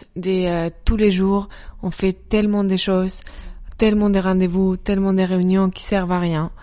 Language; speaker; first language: French; non-native, fluent; Spanish